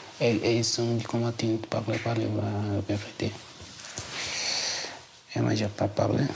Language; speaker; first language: French; non-native, learner; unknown